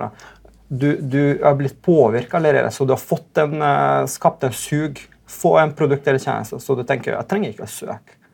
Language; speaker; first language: Norwegian; non-native, fluent; Macedonian